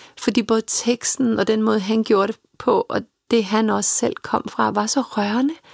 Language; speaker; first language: Danish; early bilingual, other home language; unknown